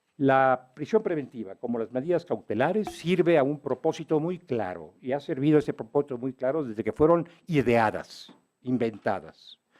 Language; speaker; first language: Spanish; native; Spanish